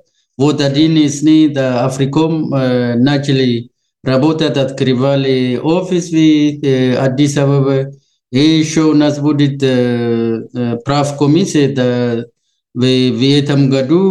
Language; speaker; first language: Russian; non-native, learner; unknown